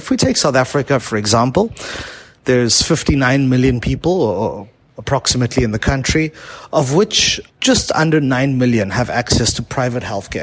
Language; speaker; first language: English; native; English